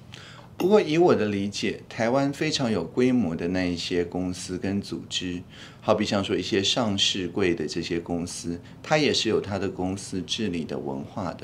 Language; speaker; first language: Chinese; native; Chinese